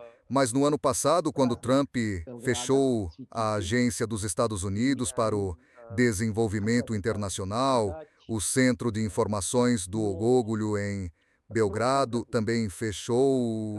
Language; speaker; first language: Portuguese; non-native, fluent; Serbian